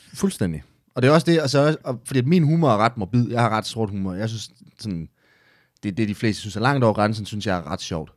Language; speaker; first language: Danish; native; Danish